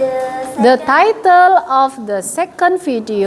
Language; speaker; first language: English; non-native, fluent; Indonesian